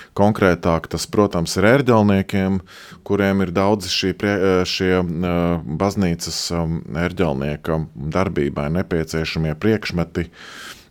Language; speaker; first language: Latvian; native; Latvian